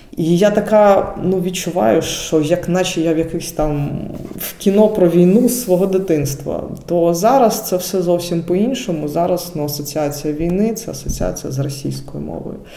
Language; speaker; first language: Ukrainian; non-native, local second language; Russian